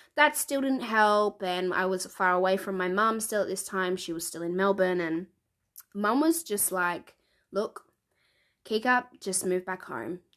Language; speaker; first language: English; native; English